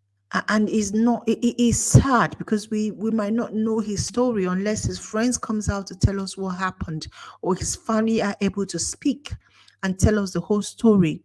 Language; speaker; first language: English; non-native, local second language; Igbo